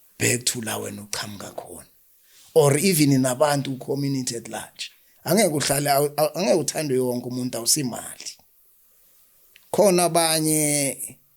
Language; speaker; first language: Zulu; native; Zulu